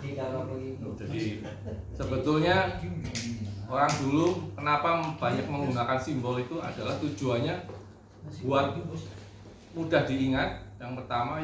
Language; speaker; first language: Indonesian; native; Indonesian